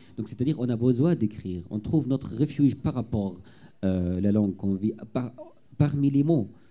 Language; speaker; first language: French; non-native, fluent; Arabic